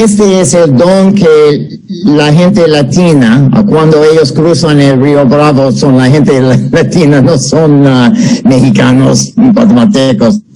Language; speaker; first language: Spanish; non-native, fluent; English